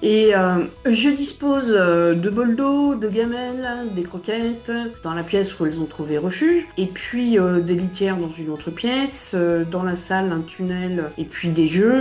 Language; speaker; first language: French; native; French